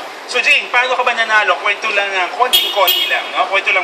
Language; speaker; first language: Filipino; native; Filipino